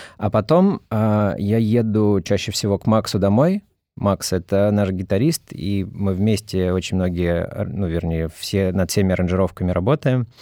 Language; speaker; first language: Russian; native; Russian